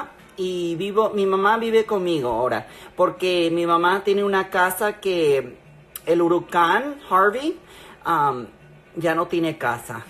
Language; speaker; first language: Spanish; non-native, learner; English